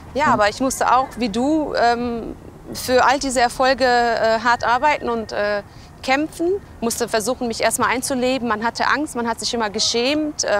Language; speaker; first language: German; early bilingual, other home language; Albanian